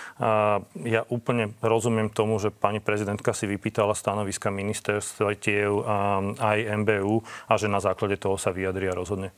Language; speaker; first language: Slovak; native; Slovak